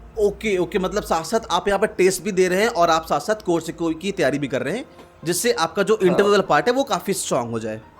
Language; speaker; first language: Hindi; native; Hindi